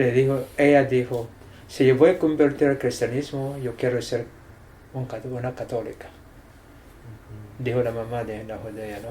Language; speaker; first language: Spanish; non-native, fluent; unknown